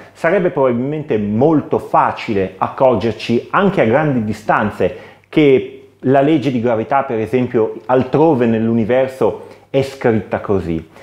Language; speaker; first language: Italian; native; Italian